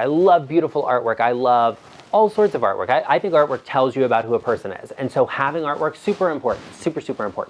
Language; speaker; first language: English; native; English